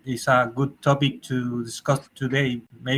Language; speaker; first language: English; non-native, learner; Spanish